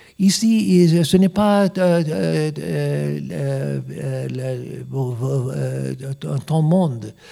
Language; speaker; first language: French; non-native, learner; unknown